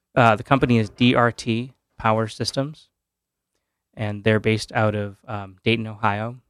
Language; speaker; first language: English; native; English